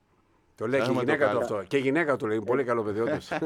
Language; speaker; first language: Greek; native; Greek